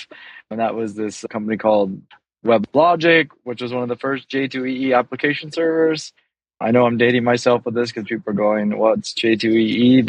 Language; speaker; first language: English; native; English